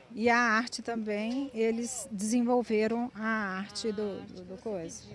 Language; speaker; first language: Portuguese; native; Portuguese